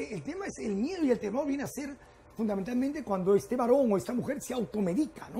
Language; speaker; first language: Spanish; native; Spanish